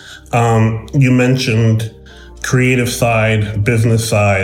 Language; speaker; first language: English; native; English